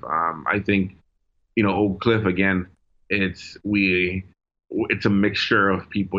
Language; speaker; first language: English; early bilingual, other home language; Spanish